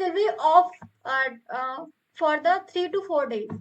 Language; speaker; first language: English; non-native, local second language; Hindi